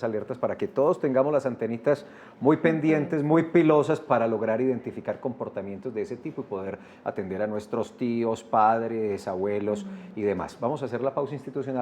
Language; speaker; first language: Spanish; native; Spanish